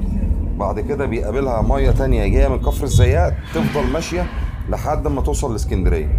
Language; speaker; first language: Arabic; native; Arabic